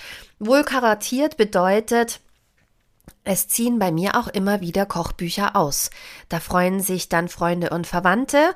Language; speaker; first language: German; native; German